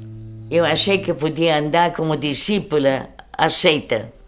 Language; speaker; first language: Portuguese; early bilingual, other home language; German